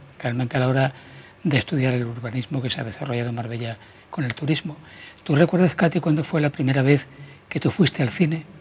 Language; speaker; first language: Spanish; native; Spanish